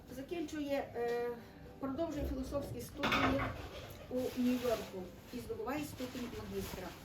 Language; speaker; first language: Ukrainian; native; Ukrainian